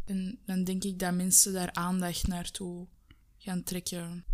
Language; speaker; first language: Dutch; native; Dutch